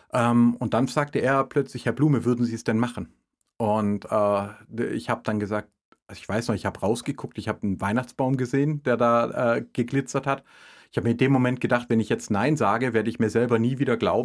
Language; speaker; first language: German; native; German